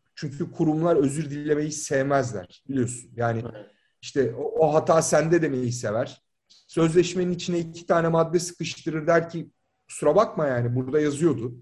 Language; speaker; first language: Turkish; native; Turkish